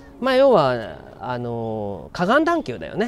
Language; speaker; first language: Japanese; native; Japanese